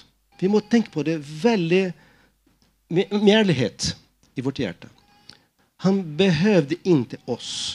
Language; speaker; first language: Swedish; non-native, fluent; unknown